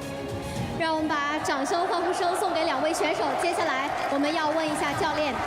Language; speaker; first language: Chinese; native; Chinese